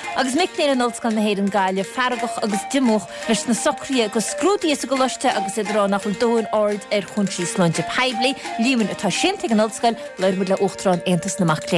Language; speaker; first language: Irish; native; Irish